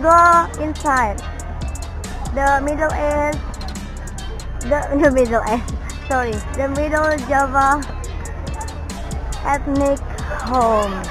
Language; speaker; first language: English; non-native, learner; Indonesian